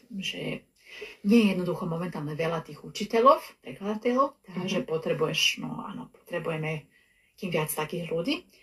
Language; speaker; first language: Slovak; non-native, fluent; Croatian